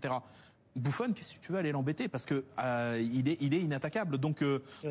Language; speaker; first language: French; native; French